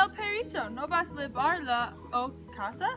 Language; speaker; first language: Spanish; non-native, learner; English